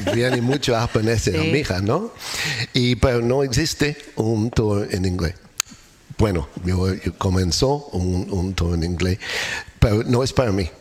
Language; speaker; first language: Spanish; non-native, learner; English